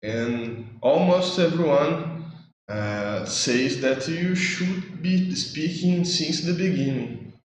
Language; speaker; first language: English; non-native, learner; Portuguese